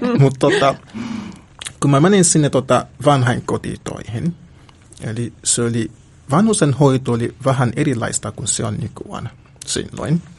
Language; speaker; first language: Finnish; non-native, learner; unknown